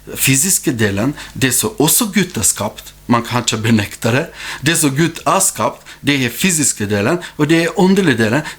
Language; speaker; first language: Norwegian; non-native, fluent; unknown